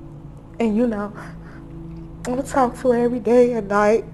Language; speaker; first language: English; native; English